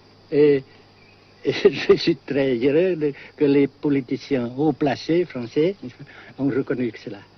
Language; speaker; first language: French; non-native, fluent; Vietnamese